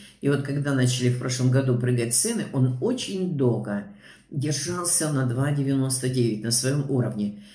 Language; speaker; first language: Russian; native; Russian